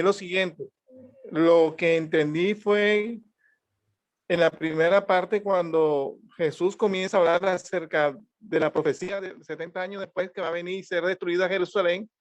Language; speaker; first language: Spanish; native; Spanish